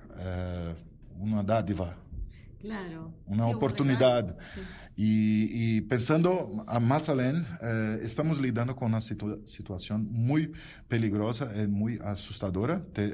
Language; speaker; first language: Spanish; non-native, learner; Portuguese